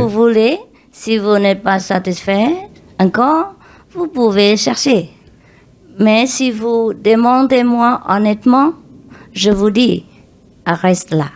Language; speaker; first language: French; non-native, learner; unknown